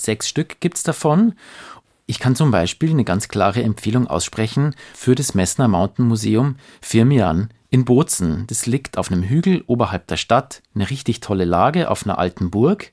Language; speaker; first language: German; native; German